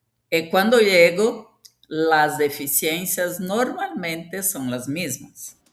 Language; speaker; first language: Spanish; non-native, fluent; Portuguese